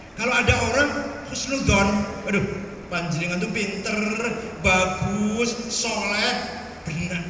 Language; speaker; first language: Malay; non-native, local second language; Javanese